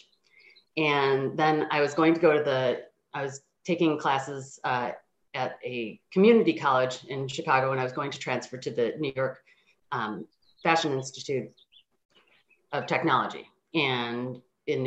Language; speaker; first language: English; native; English